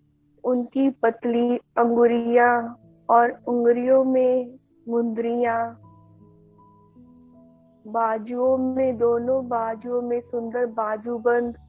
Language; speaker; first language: Hindi; native; Hindi